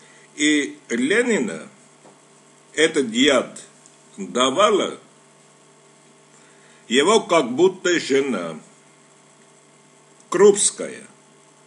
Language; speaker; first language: Russian; non-native, local second language; Armenian